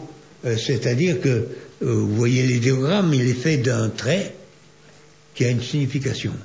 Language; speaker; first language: French; native; French